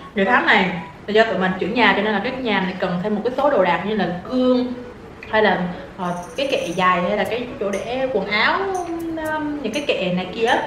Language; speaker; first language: Vietnamese; native; Vietnamese